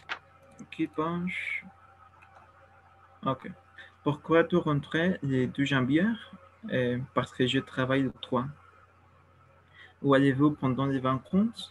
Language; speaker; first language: French; non-native, learner; Spanish